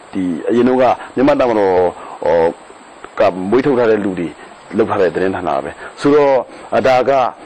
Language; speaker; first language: Burmese; non-native, local second language; Shan